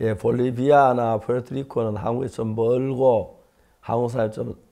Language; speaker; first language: Korean; native; Korean